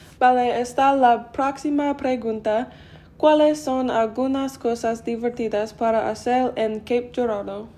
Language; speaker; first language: Spanish; non-native, learner; English